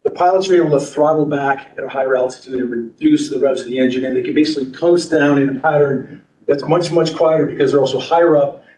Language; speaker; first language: English; native; English